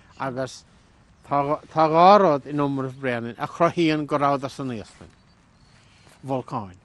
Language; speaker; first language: Irish; native; Irish